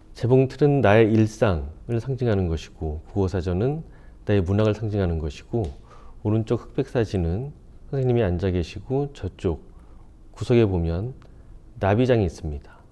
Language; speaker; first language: Korean; native; Korean